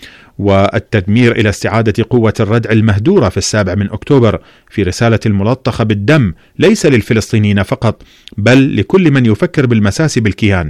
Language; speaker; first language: Arabic; native; Arabic